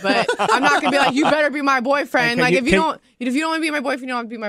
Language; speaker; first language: English; native; English